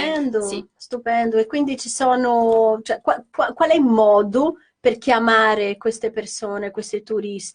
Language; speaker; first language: Italian; non-native, fluent; Portuguese